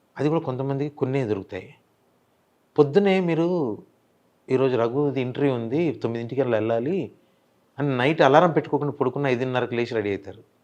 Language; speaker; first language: Telugu; native; Telugu